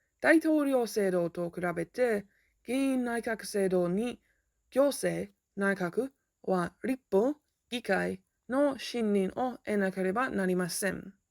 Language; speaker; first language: Japanese; non-native, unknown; English